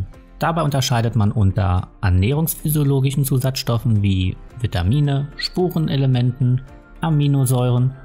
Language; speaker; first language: German; native; German